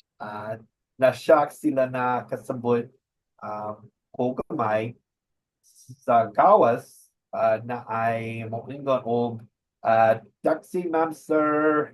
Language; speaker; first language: Cebuano; non-native, learner; English